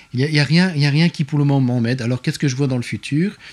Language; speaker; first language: French; native; French